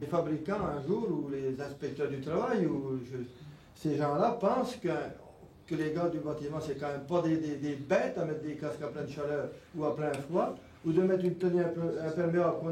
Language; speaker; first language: French; native; French